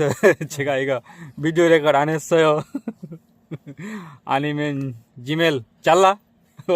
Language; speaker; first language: Korean; non-native, learner; Nepali